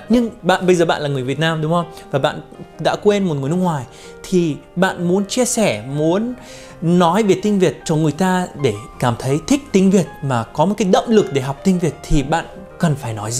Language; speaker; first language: Vietnamese; non-native, fluent; Arabic